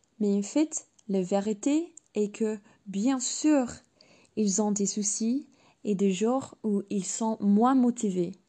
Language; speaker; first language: French; non-native, fluent; English